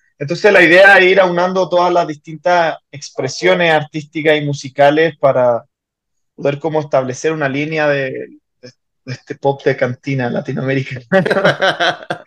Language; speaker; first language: Spanish; native; Spanish